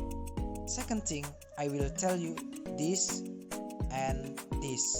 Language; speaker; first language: English; non-native, learner; Indonesian